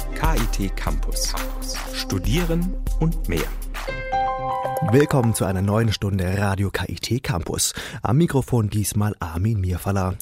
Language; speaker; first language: German; native; German